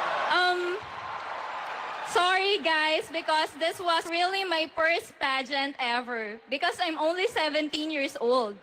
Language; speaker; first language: English; non-native, local second language; Filipino